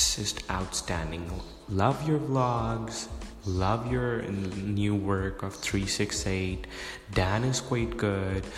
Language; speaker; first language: English; non-native, local second language; Urdu